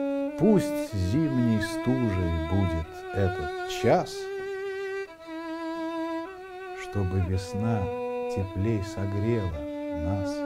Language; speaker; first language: Russian; native; Russian